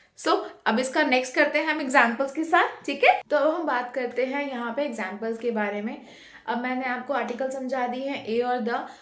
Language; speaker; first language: Hindi; native; Hindi